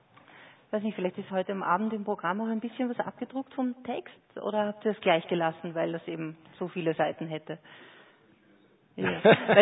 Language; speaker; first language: German; native; German